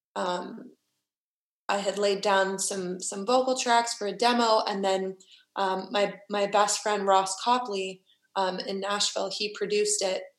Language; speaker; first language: English; native; English